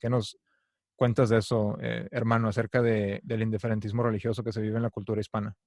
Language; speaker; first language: Spanish; native; Spanish